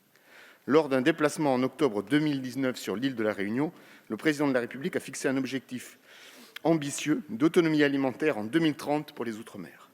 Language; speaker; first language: French; native; French